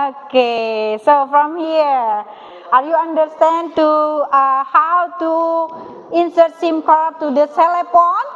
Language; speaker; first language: English; non-native, learner; Indonesian